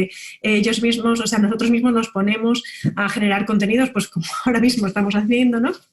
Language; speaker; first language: Spanish; native; Spanish